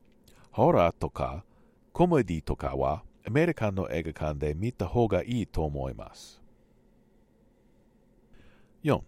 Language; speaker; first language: Japanese; non-native, learner; English